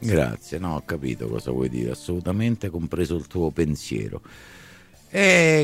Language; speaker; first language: Italian; native; Italian